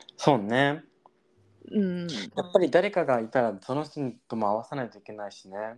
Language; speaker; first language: Japanese; early bilingual, heritage; Japanese